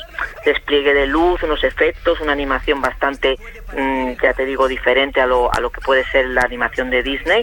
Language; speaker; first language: Spanish; native; Spanish